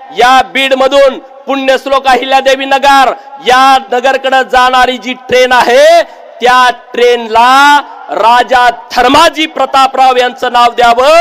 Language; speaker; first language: Marathi; native; Marathi